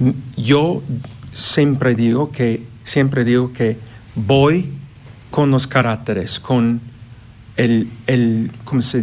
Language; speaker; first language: Spanish; non-native, fluent; English